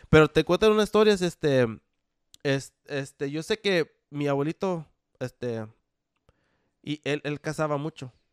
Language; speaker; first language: Spanish; early bilingual, heritage; Spanish